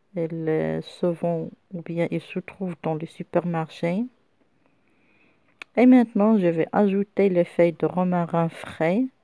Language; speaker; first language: French; non-native, local second language; Arabic